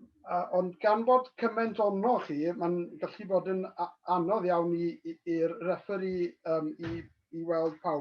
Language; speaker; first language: Welsh; native; Welsh